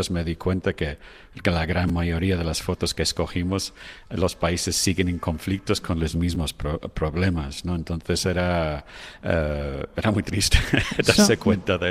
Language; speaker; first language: Spanish; non-native, fluent; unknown